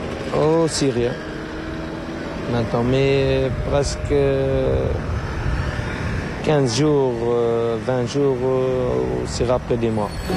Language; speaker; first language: French; non-native, learner; Arabic